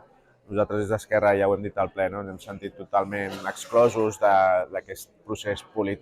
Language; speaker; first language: Catalan; native; Catalan